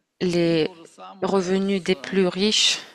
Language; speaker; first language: French; non-native, fluent; Russian